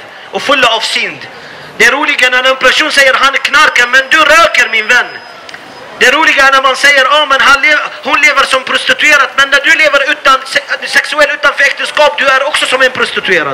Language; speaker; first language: Swedish; non-native, fluent; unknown